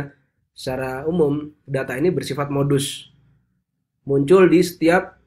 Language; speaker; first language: Indonesian; native; Indonesian